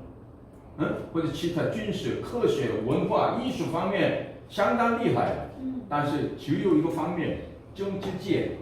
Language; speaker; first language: Chinese; non-native, fluent; Korean